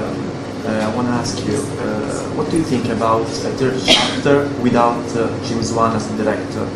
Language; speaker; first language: English; non-native, fluent; Italian